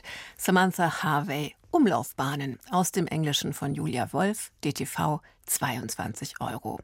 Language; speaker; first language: German; native; German